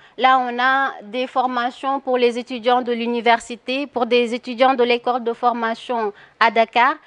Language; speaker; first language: French; non-native, local second language; Wolof